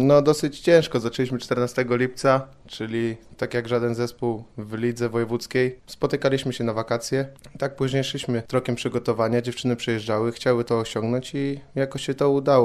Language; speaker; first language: Polish; native; Polish